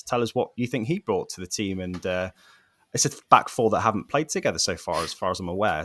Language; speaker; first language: English; native; English